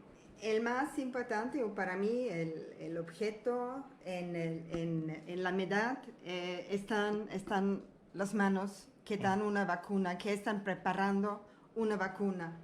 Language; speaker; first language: Spanish; non-native, learner; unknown